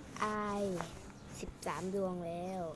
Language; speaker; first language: Thai; native; Thai